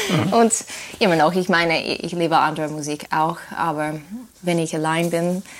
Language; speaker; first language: German; non-native, fluent; English